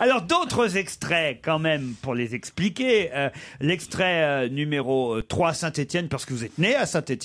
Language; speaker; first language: French; native; French